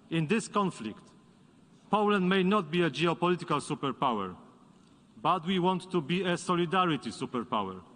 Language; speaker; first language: English; non-native, fluent; Polish